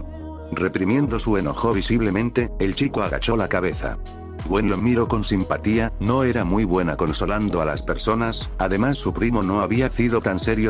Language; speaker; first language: Spanish; native; Spanish